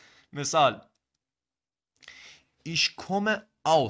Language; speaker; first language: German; non-native, fluent; Persian